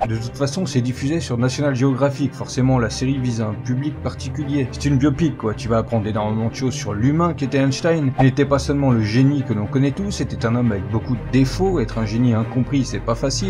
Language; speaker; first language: French; native; French